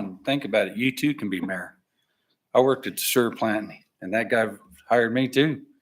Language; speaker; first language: English; native; English